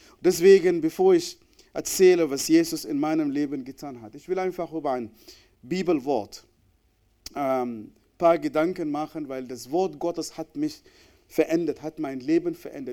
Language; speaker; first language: German; non-native, fluent; Arabic